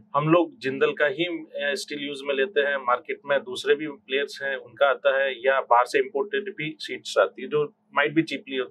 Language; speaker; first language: Hindi; native; Hindi